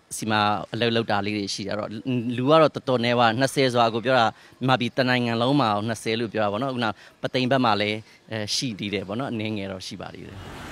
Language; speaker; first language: Burmese; native; Burmese